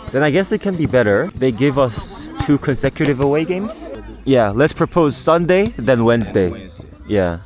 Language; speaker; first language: English; non-native, fluent; Korean